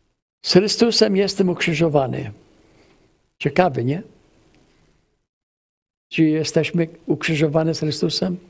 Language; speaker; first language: Polish; early bilingual, heritage; English